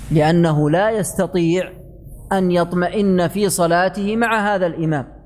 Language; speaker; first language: Arabic; native; Arabic